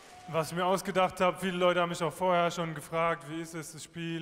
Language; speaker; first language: German; native; German